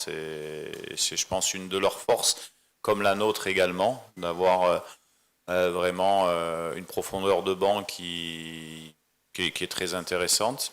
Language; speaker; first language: French; native; French